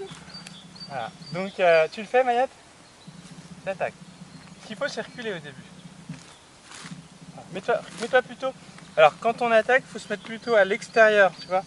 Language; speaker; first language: French; native; French